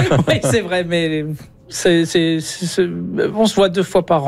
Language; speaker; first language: French; native; French